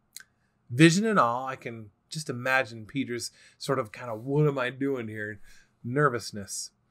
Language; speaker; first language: English; native; English